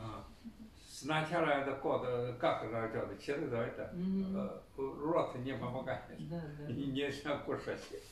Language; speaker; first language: Russian; non-native, learner; Chinese